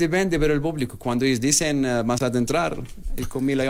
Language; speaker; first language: Spanish; non-native, learner; Arabic